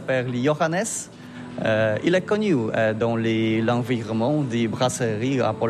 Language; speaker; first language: French; non-native, learner; Polish